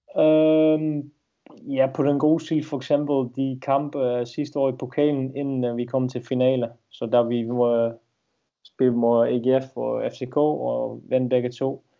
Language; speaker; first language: Danish; non-native, fluent; Dutch